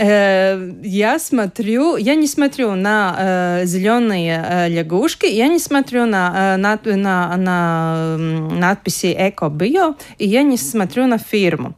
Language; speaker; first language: Russian; non-native, local second language; Latvian